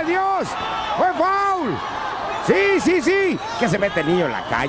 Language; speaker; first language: Spanish; native; Spanish